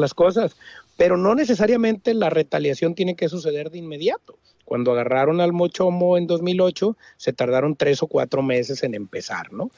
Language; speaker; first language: Spanish; native; Spanish